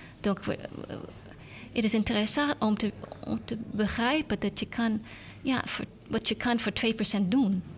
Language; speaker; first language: Dutch; non-native, learner; English